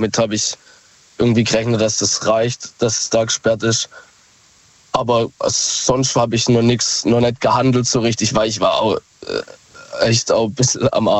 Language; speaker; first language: German; native; German